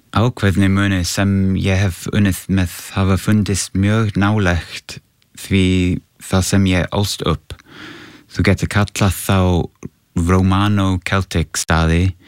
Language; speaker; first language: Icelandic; non-native, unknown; English